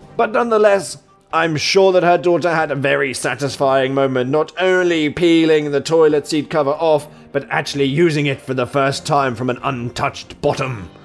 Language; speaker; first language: English; native; English